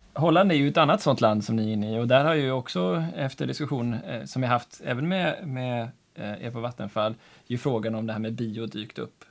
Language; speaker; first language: Swedish; native; Swedish